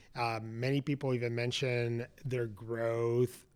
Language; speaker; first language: English; non-native, fluent; Spanish